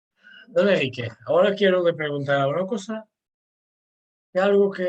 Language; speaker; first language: Spanish; non-native, fluent; Portuguese